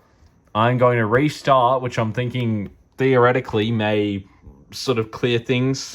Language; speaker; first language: English; native; English